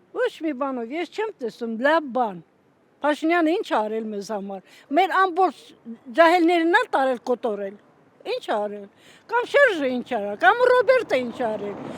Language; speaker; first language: Armenian; native; Armenian